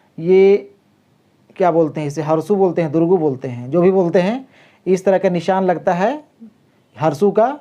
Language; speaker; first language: Hindi; native; Hindi